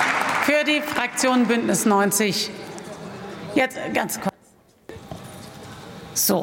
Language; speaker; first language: German; native; German